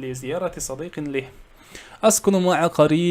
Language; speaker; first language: Arabic; non-native, fluent; Kazakh